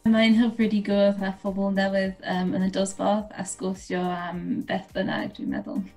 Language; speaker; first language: Welsh; non-native, fluent; English